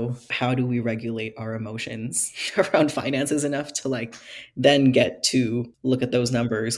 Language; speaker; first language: English; non-native, local second language; Filipino